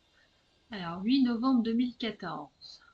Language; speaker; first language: French; native; French